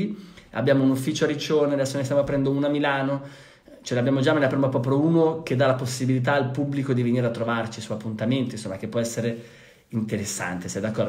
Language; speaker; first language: Italian; native; Italian